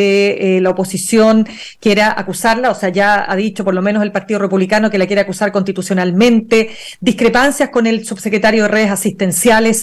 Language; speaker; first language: Spanish; native; Spanish